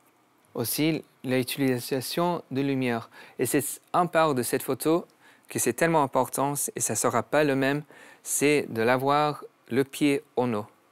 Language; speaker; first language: French; non-native, learner; English